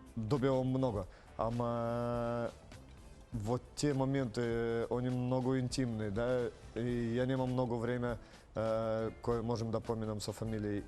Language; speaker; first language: Macedonian; non-native, fluent; Russian